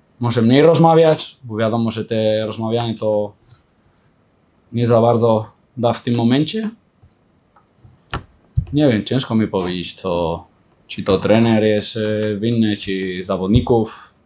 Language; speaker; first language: Polish; non-native, fluent; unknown